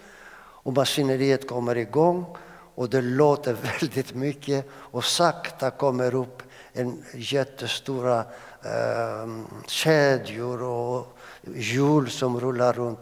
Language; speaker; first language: Swedish; non-native, fluent; Greek